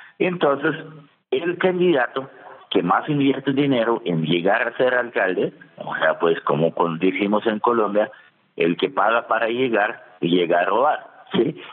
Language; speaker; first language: Spanish; non-native, fluent; Russian